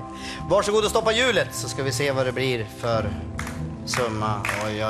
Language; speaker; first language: Swedish; native; Swedish